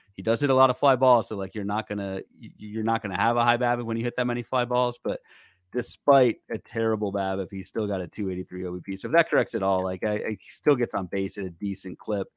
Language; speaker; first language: English; native; English